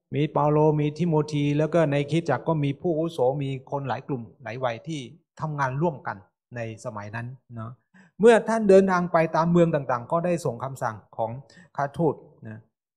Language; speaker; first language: Thai; native; Thai